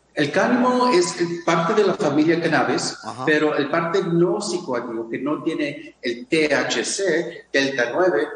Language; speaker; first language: Spanish; non-native, fluent; English